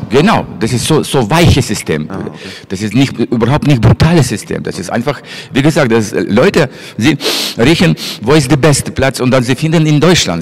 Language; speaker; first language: German; non-native, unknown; Russian